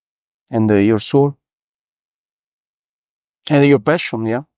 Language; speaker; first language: English; non-native, learner; Italian